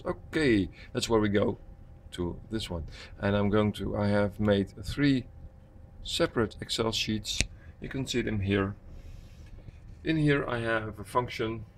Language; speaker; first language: English; non-native, fluent; Dutch